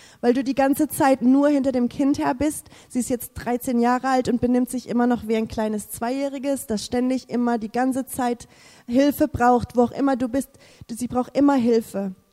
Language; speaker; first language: German; non-native, fluent; English